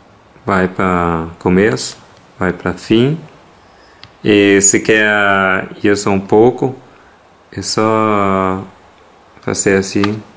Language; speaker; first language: Portuguese; non-native, fluent; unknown